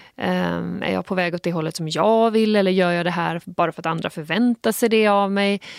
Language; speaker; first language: Swedish; native; Swedish